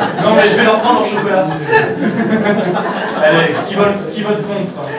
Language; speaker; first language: French; native; French